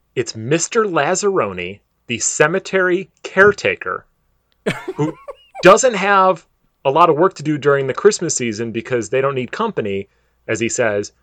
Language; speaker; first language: English; native; English